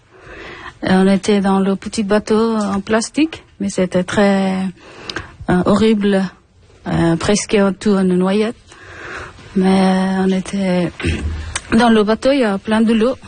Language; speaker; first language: French; non-native, learner; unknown